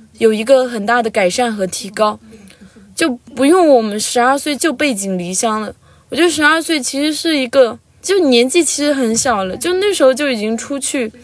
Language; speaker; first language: Chinese; non-native, local second language; Tibetan